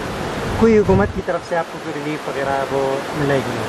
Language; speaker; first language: Hindi; non-native, local second language; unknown